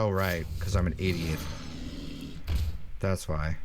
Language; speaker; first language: English; native; English